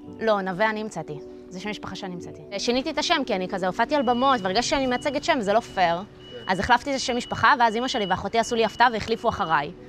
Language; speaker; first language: Hebrew; early bilingual, other home language; Russian